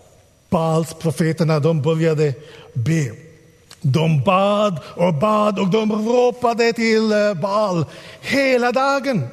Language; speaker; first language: Swedish; non-native, fluent; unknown